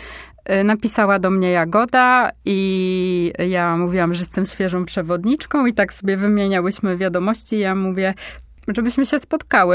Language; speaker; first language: Polish; native; Polish